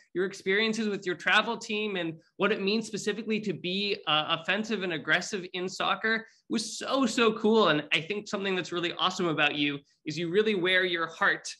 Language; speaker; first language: English; native; English